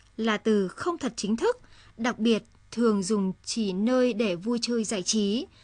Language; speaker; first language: Vietnamese; native; Vietnamese